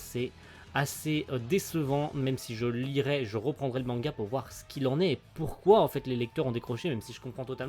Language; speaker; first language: French; native; French